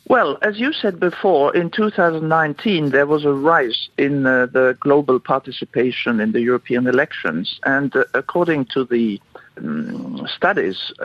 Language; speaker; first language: English; non-native, fluent; French